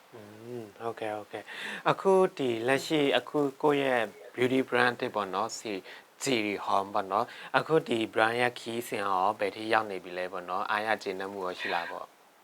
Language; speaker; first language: Burmese; non-native, local second language; Shan